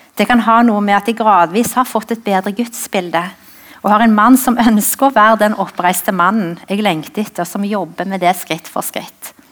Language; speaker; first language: Norwegian; native; Norwegian